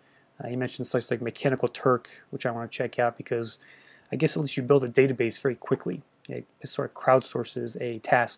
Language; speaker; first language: English; native; English